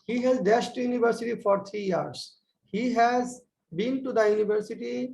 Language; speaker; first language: English; non-native, local second language; Bangla